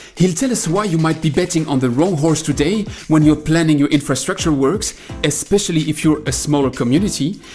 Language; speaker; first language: English; non-native, fluent; French